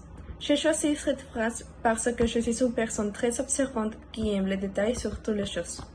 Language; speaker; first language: French; non-native, learner; Spanish